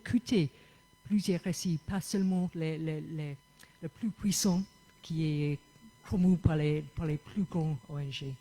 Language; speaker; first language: French; non-native, fluent; English